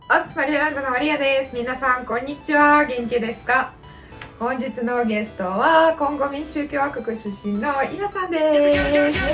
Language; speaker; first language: Japanese; non-native, fluent; Russian